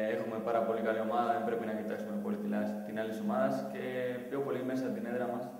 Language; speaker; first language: Greek; non-native, fluent; Spanish